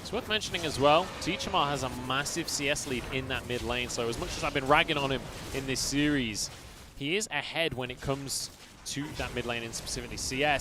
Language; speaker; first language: English; native; English